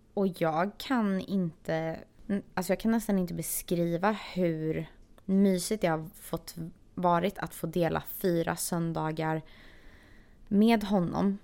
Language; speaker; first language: Swedish; native; Swedish